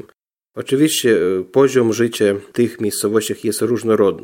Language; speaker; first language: Polish; non-native, fluent; Russian